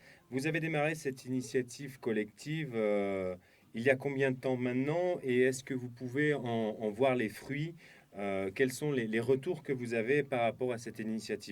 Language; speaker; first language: French; native; French